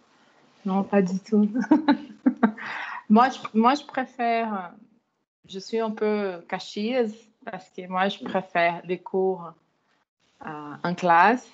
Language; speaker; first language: French; non-native, learner; Portuguese